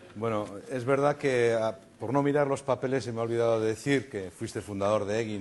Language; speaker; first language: Spanish; non-native, local second language; Basque